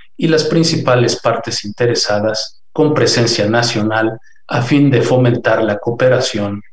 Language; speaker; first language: Spanish; native; Spanish